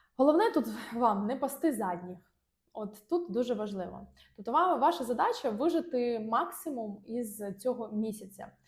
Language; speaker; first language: Ukrainian; non-native, local second language; Russian